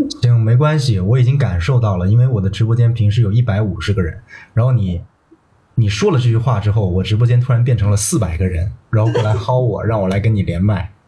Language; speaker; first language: Chinese; non-native, local second language; Cantonese